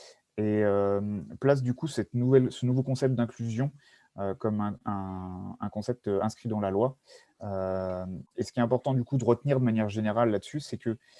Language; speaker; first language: French; native; French